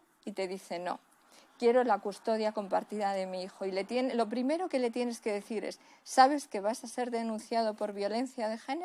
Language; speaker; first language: Spanish; native; Spanish